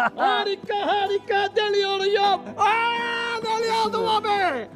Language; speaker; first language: Turkish; non-native, learner; Dutch